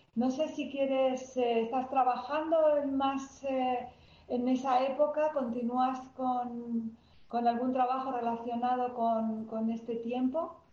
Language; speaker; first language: Spanish; native; Spanish